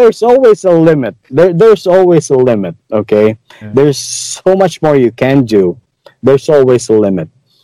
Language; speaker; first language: English; non-native, local second language; Hiligaynon